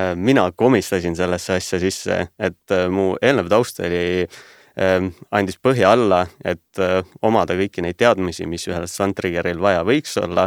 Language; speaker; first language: Estonian; native; Estonian